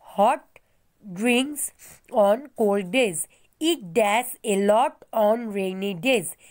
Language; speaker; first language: English; non-native, local second language; Bangla